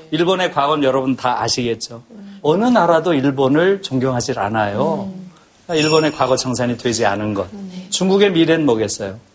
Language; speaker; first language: Korean; native; Korean